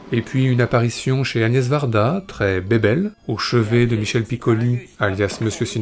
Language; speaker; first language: French; native; French